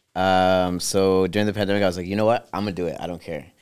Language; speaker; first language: English; early bilingual, other home language; Spanish